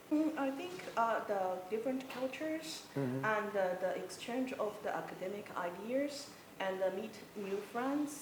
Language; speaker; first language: English; non-native, fluent; Chinese